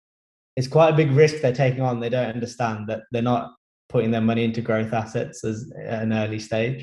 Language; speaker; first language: English; native; English